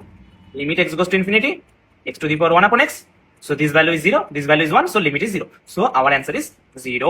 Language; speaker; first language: English; non-native, local second language; Hindi